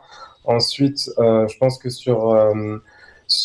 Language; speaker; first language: French; native; French